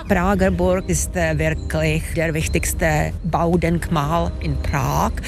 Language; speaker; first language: German; non-native, fluent; Czech